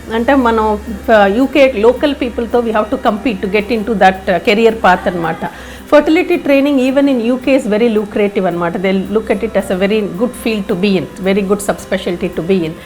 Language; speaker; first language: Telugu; native; Telugu